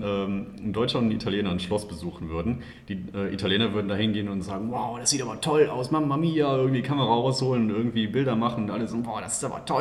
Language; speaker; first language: German; native; German